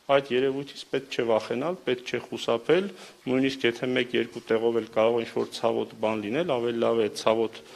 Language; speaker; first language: Armenian; native; Armenian